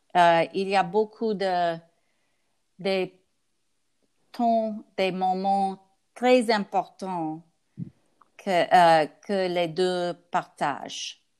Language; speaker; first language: French; non-native, learner; English